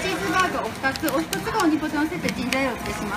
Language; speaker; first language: Japanese; native; Japanese